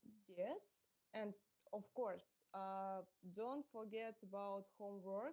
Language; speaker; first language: English; non-native, fluent; Russian